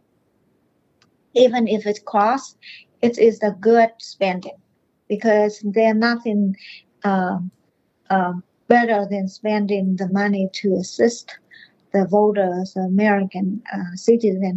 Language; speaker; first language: English; non-native, fluent; Vietnamese